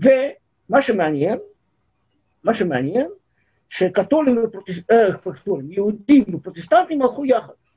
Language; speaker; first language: Hebrew; non-native, fluent; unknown